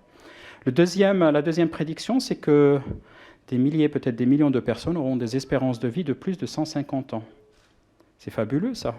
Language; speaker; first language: French; non-native, local second language; Arabic